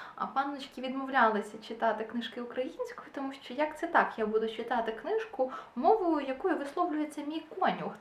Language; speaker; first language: Ukrainian; non-native, local second language; Russian